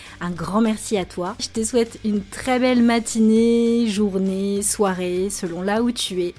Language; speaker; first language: French; native; French